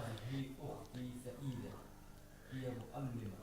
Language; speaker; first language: Arabic; non-native, learner; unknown